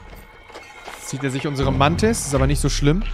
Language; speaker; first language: German; native; German